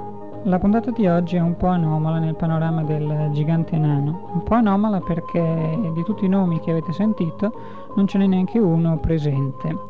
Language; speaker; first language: Italian; native; Italian